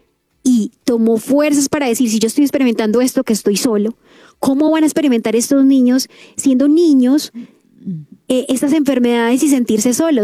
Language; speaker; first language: Spanish; native; Spanish